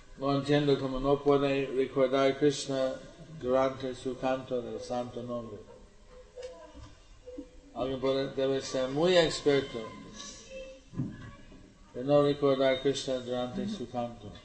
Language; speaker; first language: Spanish; non-native, learner; English